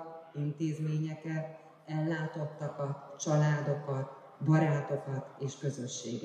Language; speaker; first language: Hungarian; native; Hungarian